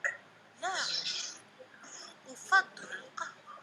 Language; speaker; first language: Arabic; non-native, learner; Indonesian